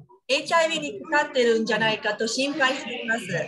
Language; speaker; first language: Japanese; non-native, learner; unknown